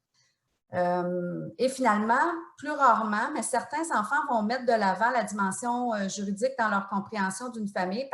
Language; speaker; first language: French; native; French